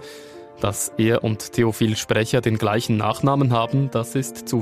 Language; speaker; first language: German; native; German